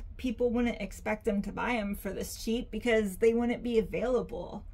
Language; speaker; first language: English; native; English